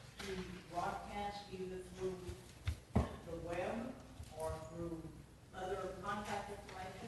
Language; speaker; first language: English; native; English